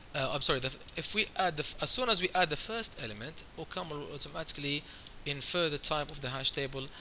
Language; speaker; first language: English; non-native, fluent; Arabic